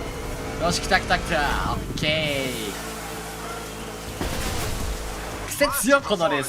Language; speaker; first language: Japanese; native; Japanese